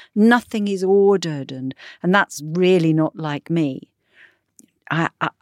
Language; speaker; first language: English; native; English